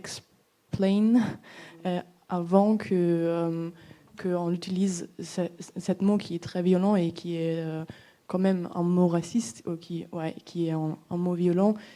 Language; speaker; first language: French; non-native, fluent; English